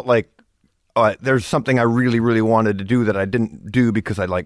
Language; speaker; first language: English; early bilingual, other home language; German